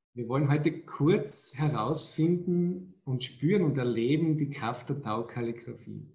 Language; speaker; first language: German; native; German